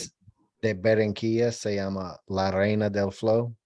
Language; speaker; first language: Spanish; non-native, learner; English